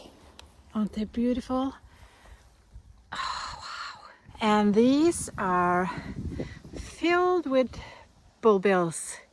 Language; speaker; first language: English; non-native, fluent; Norwegian